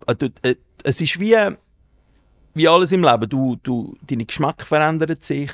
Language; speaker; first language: German; early bilingual, other home language; Spanish